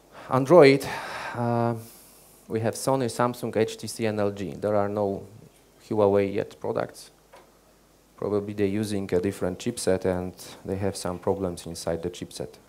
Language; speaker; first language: English; non-native, fluent; Polish